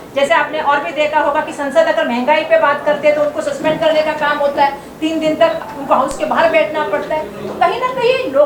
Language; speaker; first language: Hindi; non-native, local second language; Marathi